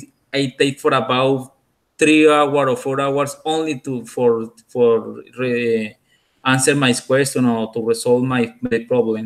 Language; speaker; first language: English; non-native, learner; Spanish